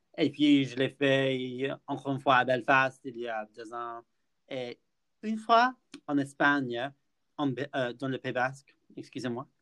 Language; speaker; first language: French; non-native, fluent; English